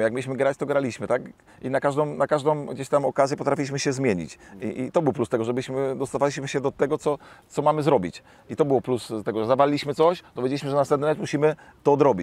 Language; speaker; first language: Polish; native; Polish